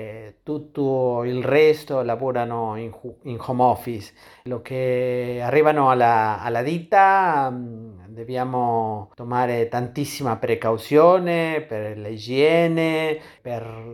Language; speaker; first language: Italian; non-native, learner; Spanish